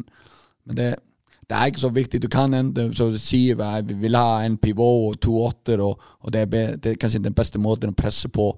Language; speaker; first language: Norwegian; non-native, fluent; Icelandic